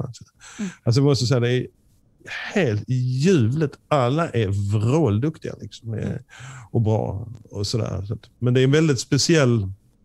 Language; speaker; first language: Swedish; native; Swedish